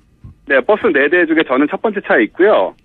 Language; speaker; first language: Korean; native; Korean